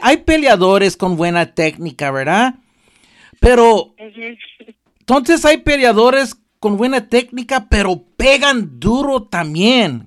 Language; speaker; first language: Spanish; early bilingual, heritage; Spanish